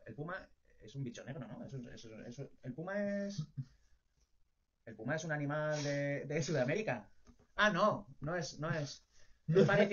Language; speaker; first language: Spanish; native; Spanish